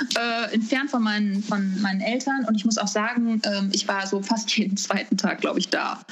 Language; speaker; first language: German; native; German